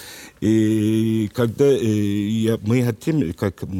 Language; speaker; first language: Russian; non-native, learner; Turkish